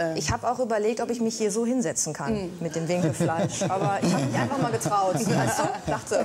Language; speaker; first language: German; native; German